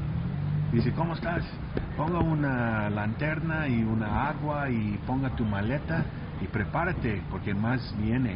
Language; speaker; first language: Spanish; early bilingual, heritage; Spanish